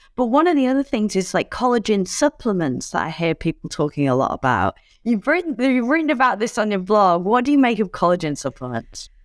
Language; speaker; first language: English; native; English